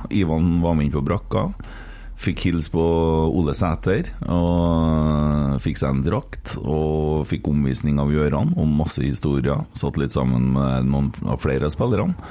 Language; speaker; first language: Norwegian; native; Norwegian